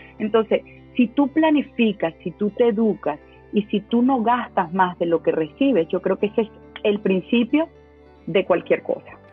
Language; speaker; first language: Spanish; native; Spanish